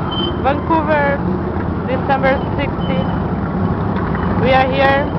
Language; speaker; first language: English; non-native, learner; Portuguese